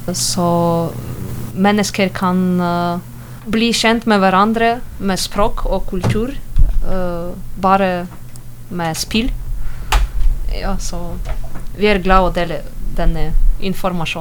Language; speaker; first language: Norwegian; non-native, learner; Ukrainian